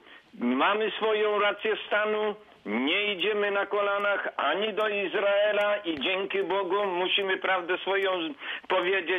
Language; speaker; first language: Polish; native; Polish